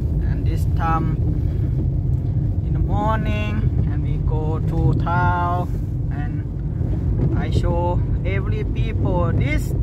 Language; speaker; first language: English; non-native, learner; Thai